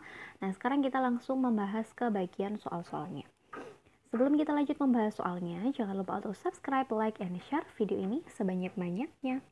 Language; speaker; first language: Indonesian; native; Indonesian